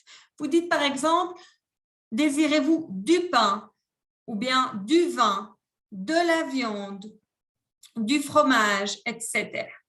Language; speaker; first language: French; non-native, fluent; Spanish